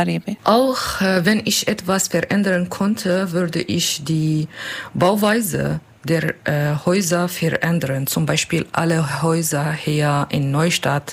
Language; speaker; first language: German; non-native, learner; Turkish